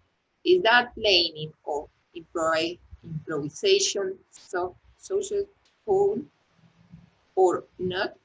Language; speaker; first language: English; non-native, learner; Spanish